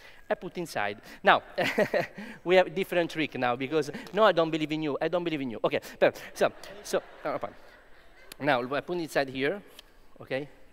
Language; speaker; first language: English; non-native, learner; Italian